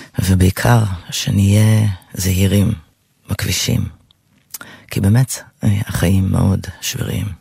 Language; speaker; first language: Hebrew; native; Hebrew